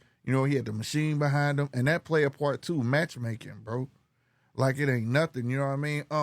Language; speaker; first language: English; native; English